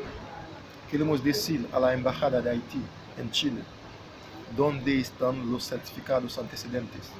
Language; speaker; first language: Spanish; non-native, fluent; Haitian Creole